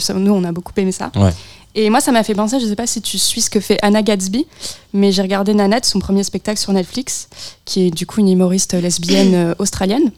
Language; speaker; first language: French; native; French